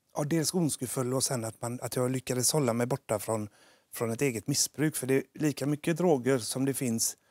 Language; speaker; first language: Swedish; native; Swedish